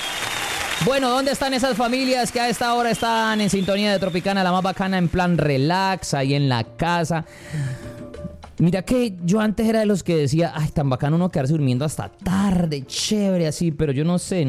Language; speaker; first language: Spanish; native; Spanish